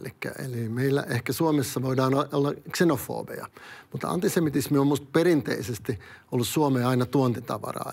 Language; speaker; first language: Finnish; early bilingual, other home language; Swedish